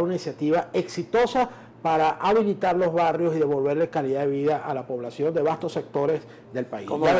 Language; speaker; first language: Spanish; native; Spanish